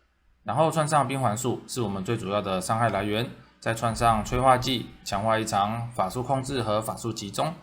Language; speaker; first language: Chinese; native; Chinese